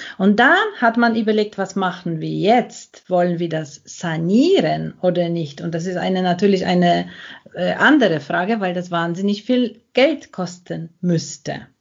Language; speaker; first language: German; non-native, fluent; Polish